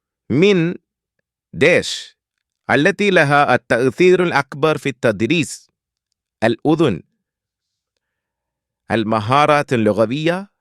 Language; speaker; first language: Arabic; non-native, fluent; Malayalam